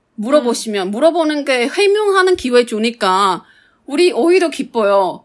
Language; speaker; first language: Korean; non-native, fluent; Chinese